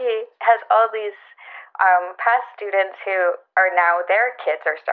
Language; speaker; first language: English; native; English